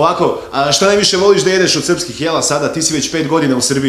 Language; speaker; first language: Bosnian; native; Bosnian